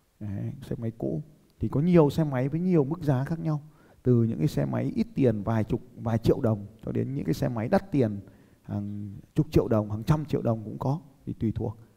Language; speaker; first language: Vietnamese; native; Vietnamese